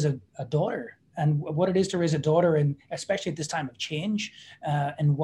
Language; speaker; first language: English; native; English